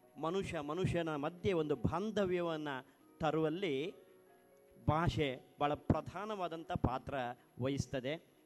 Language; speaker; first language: Kannada; non-native, local second language; Tulu